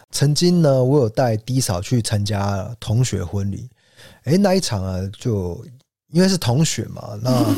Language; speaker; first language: Chinese; native; Chinese